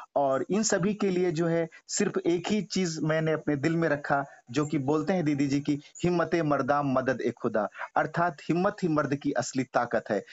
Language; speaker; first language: Hindi; native; Hindi